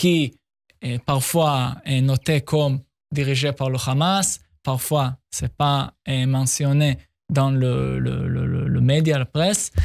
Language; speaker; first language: French; non-native, fluent; Hebrew